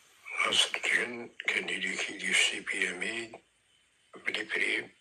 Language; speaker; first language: Arabic; native; Arabic